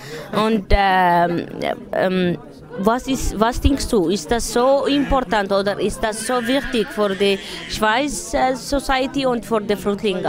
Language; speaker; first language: German; non-native, learner; Tigrinya